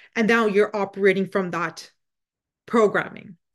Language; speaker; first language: English; non-native, fluent; Punjabi